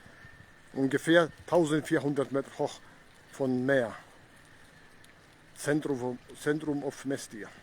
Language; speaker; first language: German; non-native, learner; Georgian